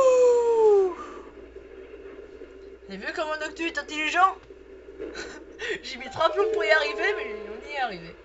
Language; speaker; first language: French; native; French